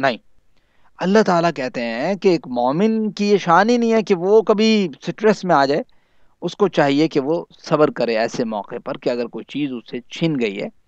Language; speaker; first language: Urdu; non-native, local second language; Punjabi